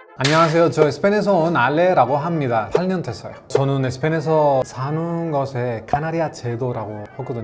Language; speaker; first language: Korean; non-native, fluent; Spanish